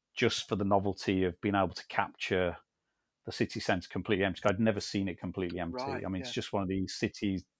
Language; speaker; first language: English; native; English